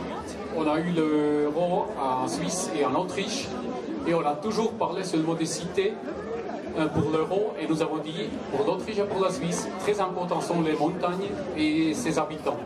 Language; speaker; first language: French; non-native, learner; German